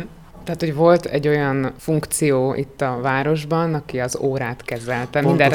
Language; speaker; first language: Hungarian; native; Hungarian